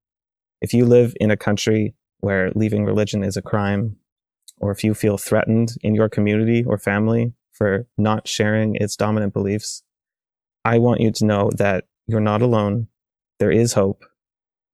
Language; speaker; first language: English; native; English